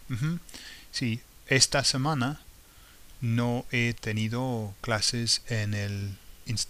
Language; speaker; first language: Spanish; non-native, fluent; English